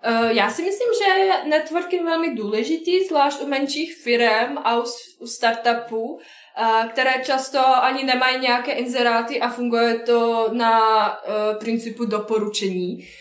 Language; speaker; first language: Czech; non-native, fluent; Bosnian